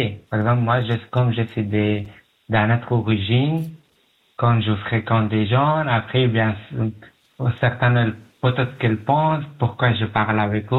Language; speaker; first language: French; non-native, learner; Pashto